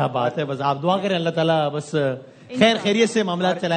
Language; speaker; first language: Urdu; native; Urdu